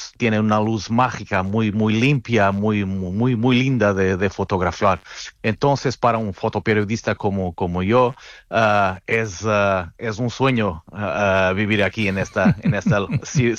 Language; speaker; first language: Spanish; non-native, fluent; Portuguese